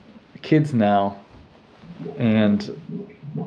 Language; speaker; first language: English; native; English